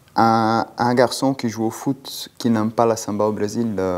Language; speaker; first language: French; non-native, fluent; Portuguese